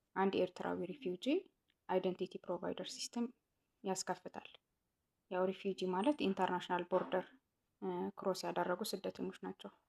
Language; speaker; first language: Amharic; non-native, local second language; Tigrinya